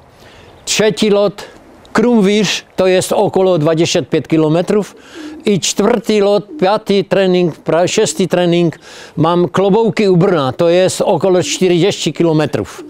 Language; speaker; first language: Polish; non-native, learner; Czech